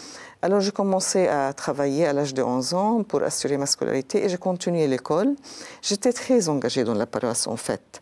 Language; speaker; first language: French; non-native, local second language; Arabic